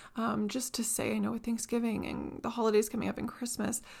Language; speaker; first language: English; native; English